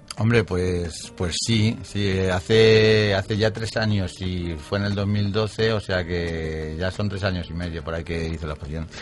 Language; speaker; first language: Spanish; native; Spanish